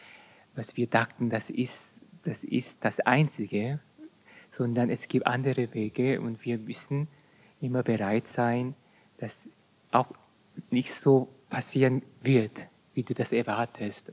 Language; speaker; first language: German; non-native, fluent; Korean